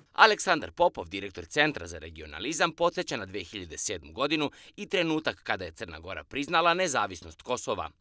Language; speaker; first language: Serbian; native; Serbian